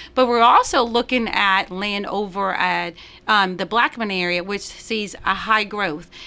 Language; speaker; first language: English; non-native, fluent; Spanish